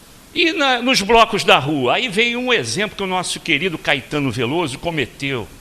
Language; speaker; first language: Portuguese; native; Portuguese